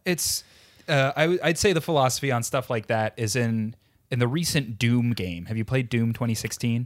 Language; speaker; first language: English; native; English